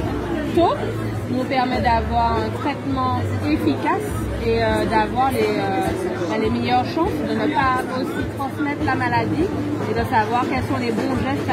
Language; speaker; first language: French; native; French